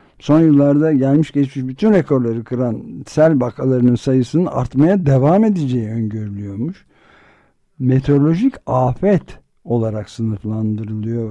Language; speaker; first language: Turkish; native; Turkish